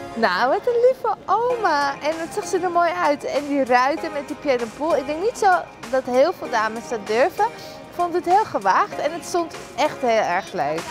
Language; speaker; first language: Dutch; native; Dutch